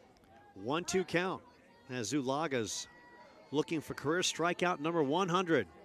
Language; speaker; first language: English; native; English